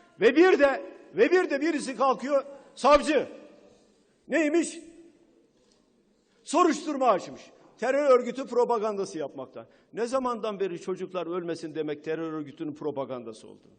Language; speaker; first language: Turkish; native; Turkish